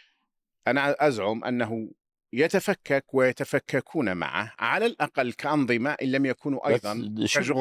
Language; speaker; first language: Arabic; native; Arabic